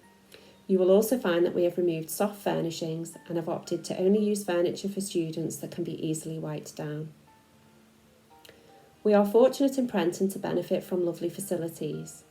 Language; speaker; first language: English; native; English